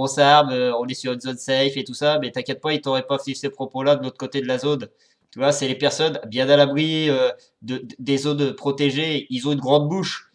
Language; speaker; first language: French; native; French